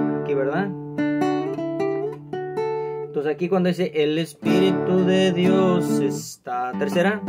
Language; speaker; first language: Spanish; native; Spanish